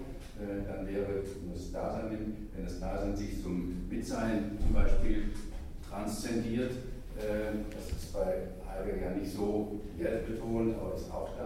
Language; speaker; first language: German; native; German